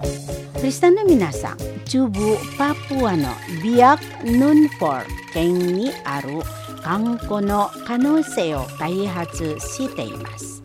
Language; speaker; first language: Japanese; non-native, fluent; Indonesian